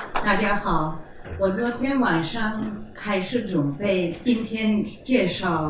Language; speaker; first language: Chinese; non-native, fluent; Czech